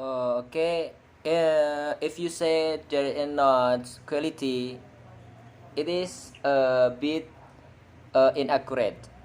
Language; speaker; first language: English; non-native, learner; Indonesian